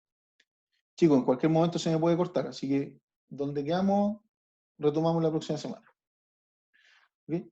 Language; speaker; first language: Spanish; native; Spanish